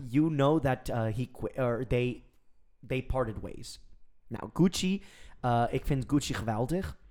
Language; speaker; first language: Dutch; non-native, fluent; English